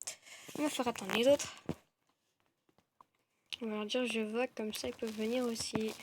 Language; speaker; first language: French; native; French